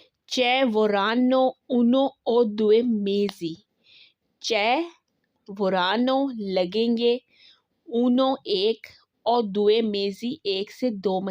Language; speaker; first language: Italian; non-native, learner; Urdu